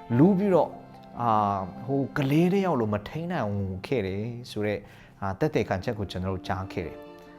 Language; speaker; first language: Burmese; non-native, local second language; Hakha Chin